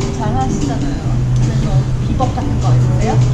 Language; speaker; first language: Korean; non-native, fluent; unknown